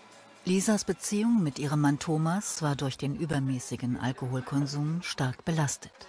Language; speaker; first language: German; native; German